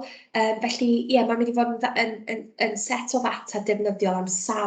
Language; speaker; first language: Welsh; native; Welsh